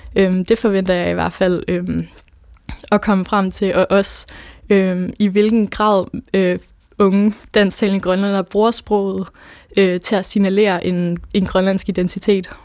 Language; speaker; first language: Danish; native; Danish